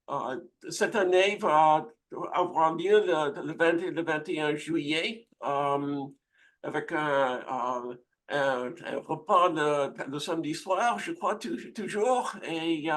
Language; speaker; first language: French; non-native, fluent; English